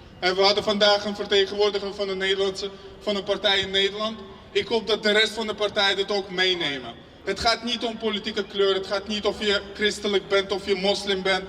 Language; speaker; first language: Dutch; non-native, fluent; Azerbaijani